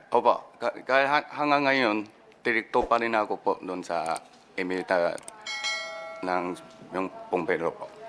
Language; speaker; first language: Filipino; non-native, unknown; Min Nan Chinese